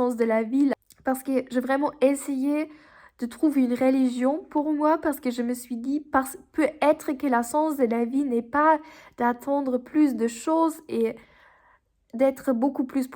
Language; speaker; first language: French; non-native, fluent; German